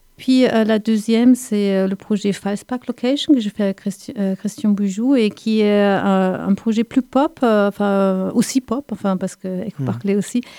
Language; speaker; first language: French; non-native, fluent; German